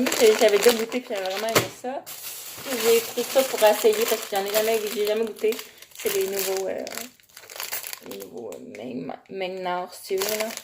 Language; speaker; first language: French; native; French